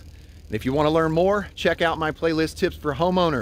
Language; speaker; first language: English; native; English